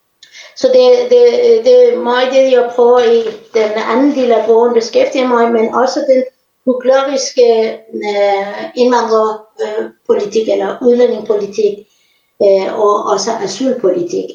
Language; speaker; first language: Danish; non-native, fluent; Persian